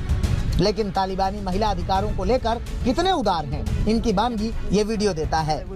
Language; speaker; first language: Hindi; native; Hindi